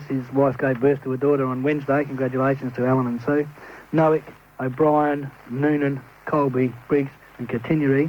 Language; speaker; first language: English; native; English